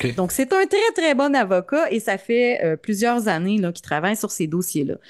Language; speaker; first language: French; native; French